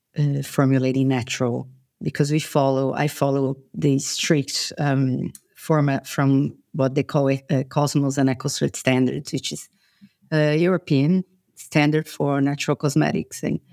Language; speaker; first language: English; non-native, fluent; Portuguese